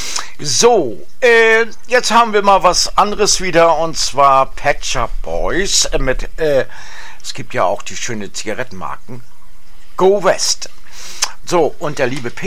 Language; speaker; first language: German; native; German